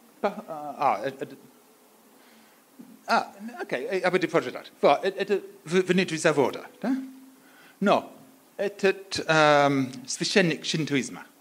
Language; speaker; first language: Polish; non-native, learner; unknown